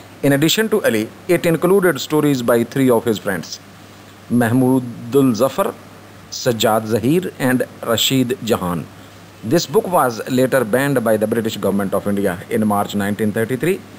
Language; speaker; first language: English; non-native, local second language; Urdu